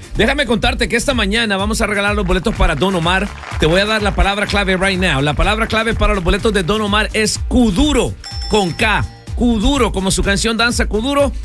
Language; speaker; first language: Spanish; early bilingual, heritage; Spanish